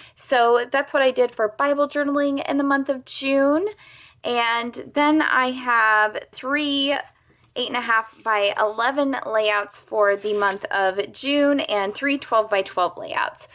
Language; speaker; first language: English; native; English